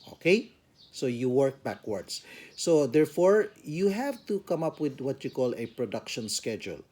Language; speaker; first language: English; non-native, local second language; Filipino